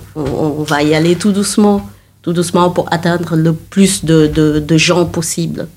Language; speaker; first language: French; non-native, local second language; Wolof